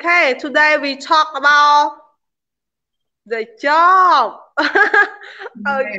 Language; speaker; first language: English; non-native, learner; Khmer